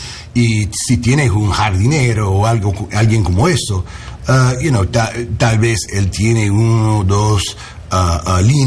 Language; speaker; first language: Spanish; non-native, learner; English